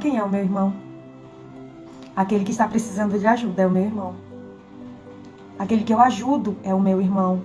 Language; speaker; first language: Portuguese; native; Portuguese